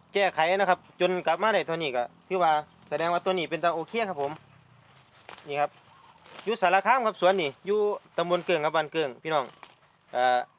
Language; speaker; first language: Thai; native; Thai